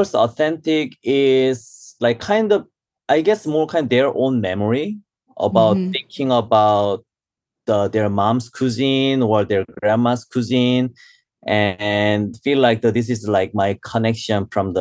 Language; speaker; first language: English; non-native, learner; Korean